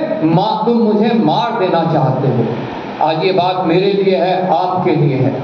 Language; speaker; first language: Hindi; native; Hindi